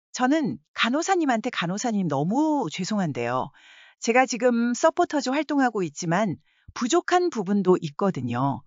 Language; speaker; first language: Korean; non-native, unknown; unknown